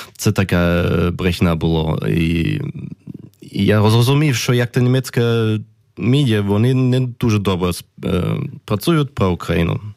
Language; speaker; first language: Ukrainian; early bilingual, heritage; Ukrainian